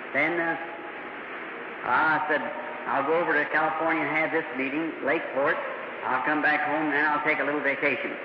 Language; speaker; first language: English; native; English